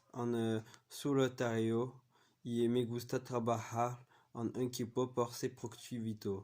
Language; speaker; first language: Spanish; non-native, learner; French